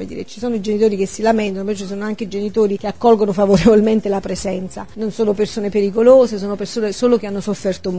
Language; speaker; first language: Italian; native; Italian